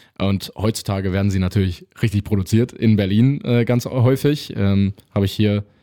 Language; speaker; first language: German; native; German